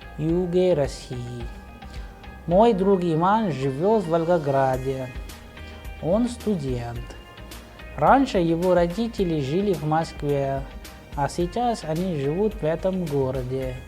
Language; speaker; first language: Russian; non-native, fluent; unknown